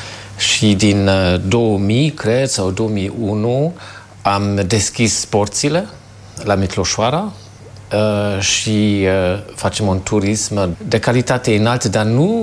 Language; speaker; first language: Romanian; non-native, fluent; German